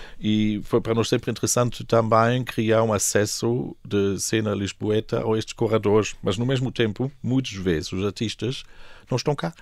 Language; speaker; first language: Portuguese; non-native, fluent; German